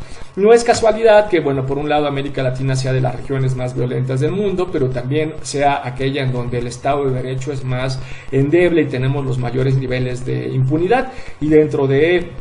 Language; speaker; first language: Spanish; native; Spanish